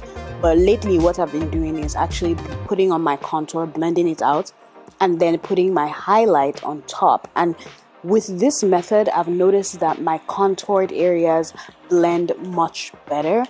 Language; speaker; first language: English; native; English